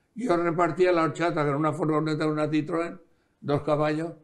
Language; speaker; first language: Spanish; native; Spanish